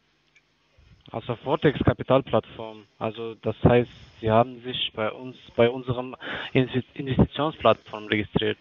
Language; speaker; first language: German; non-native, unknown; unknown